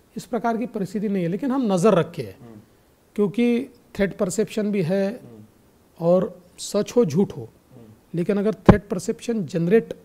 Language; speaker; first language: Hindi; non-native, local second language; Marathi